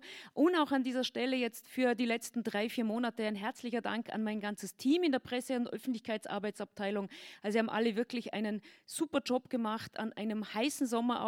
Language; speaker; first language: German; native; German